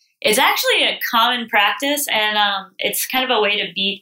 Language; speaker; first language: English; native; English